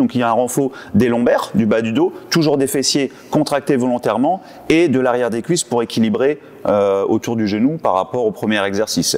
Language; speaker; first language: French; native; French